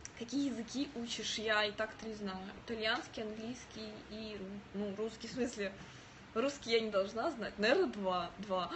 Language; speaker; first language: Russian; native; Russian